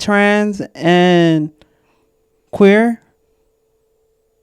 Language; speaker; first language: English; native; English